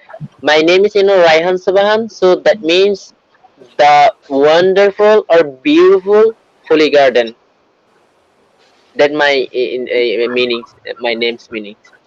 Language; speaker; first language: English; non-native, learner; Bangla